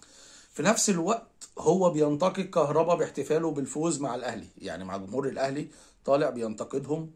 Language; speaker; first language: Arabic; native; Arabic